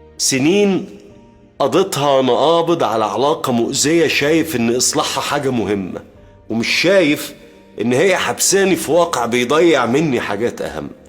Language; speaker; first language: Arabic; native; Arabic